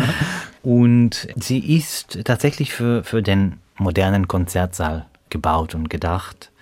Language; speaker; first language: German; non-native, fluent; Hebrew